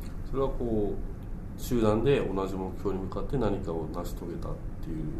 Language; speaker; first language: Japanese; native; Japanese